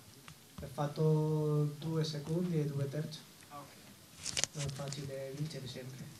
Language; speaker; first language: Italian; non-native, learner; Spanish